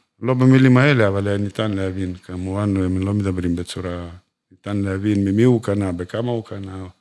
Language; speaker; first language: Hebrew; non-native, fluent; Russian